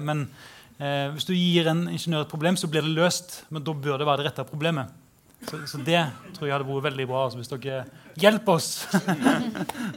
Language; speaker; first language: Norwegian; native; Norwegian